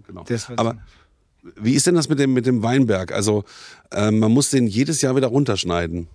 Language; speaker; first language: German; native; German